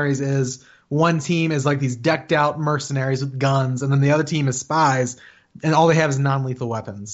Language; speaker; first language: English; native; English